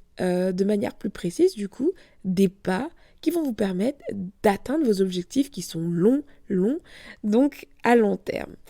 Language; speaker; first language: French; native; French